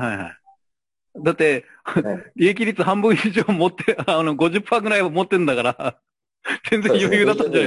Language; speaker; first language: Japanese; native; Japanese